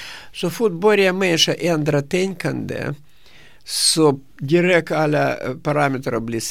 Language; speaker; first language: Swedish; non-native, fluent; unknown